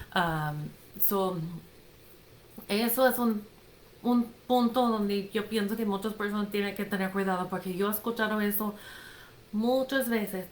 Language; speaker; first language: Spanish; non-native, fluent; English